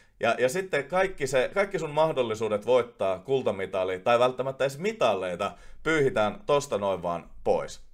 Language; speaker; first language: Finnish; native; Finnish